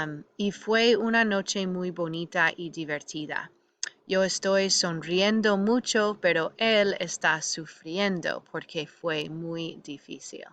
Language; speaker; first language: Spanish; non-native, fluent; English